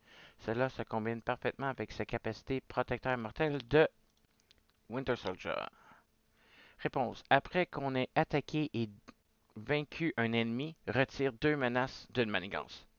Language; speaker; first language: French; native; French